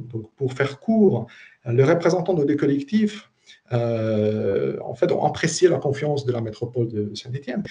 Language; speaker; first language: French; non-native, fluent; Polish